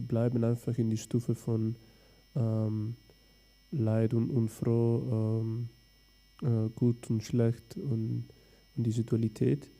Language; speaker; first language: German; non-native, fluent; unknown